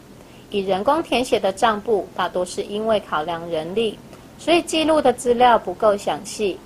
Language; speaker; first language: Chinese; native; Chinese